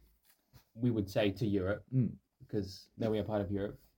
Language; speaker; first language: English; native; English